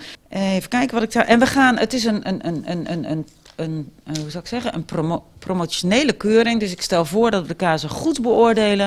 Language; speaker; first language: Dutch; native; Dutch